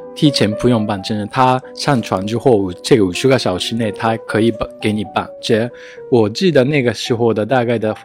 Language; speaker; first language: Chinese; non-native, fluent; Japanese